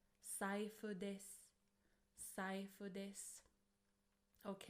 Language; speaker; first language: Japanese; non-native, fluent; English